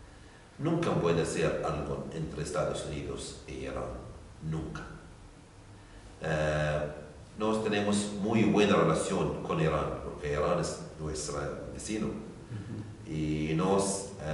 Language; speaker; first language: Spanish; non-native, learner; Arabic